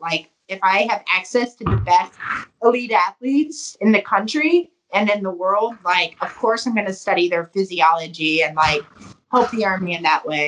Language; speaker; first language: English; native; English